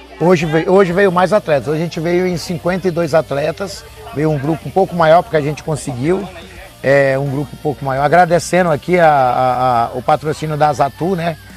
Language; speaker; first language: Portuguese; native; Portuguese